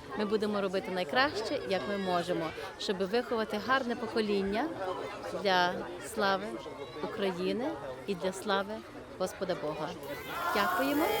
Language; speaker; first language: Ukrainian; early bilingual, heritage; Ukrainian